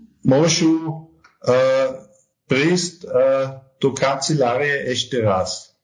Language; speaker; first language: Slovak; non-native, learner; German